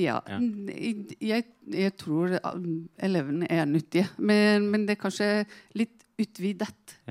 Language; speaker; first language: Norwegian; non-native, fluent; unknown